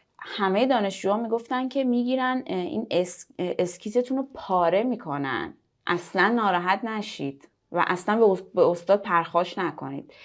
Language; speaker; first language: Persian; native; Persian